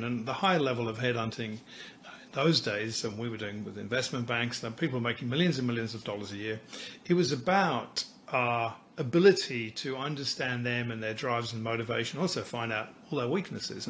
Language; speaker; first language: English; native; English